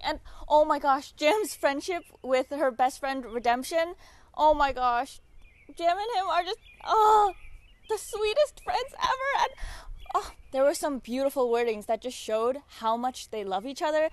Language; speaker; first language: English; native; English